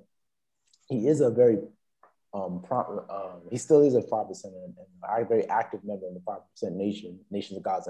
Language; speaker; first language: English; native; English